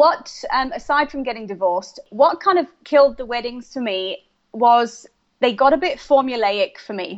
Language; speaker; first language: English; native; English